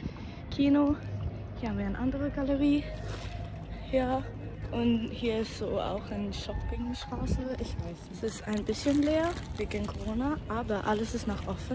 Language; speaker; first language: German; non-native, learner; Swedish